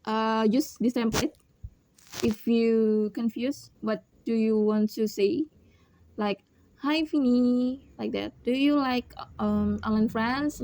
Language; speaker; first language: English; non-native, learner; Indonesian